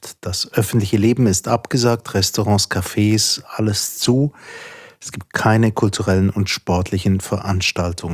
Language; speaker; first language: German; native; German